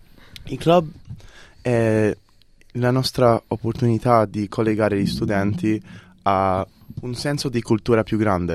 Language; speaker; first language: Italian; early bilingual, heritage; English